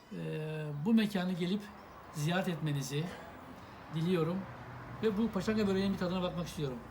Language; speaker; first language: Turkish; native; Turkish